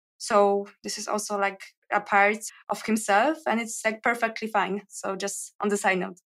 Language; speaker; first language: English; non-native, fluent; Polish